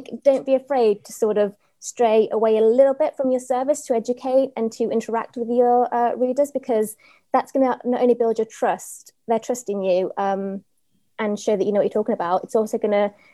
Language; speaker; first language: English; native; English